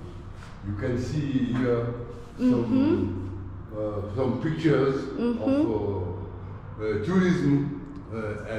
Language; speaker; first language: English; non-native, learner; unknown